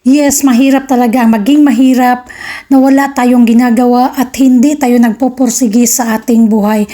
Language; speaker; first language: Filipino; native; Filipino